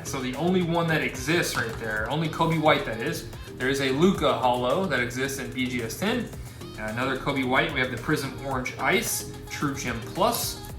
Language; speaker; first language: English; native; English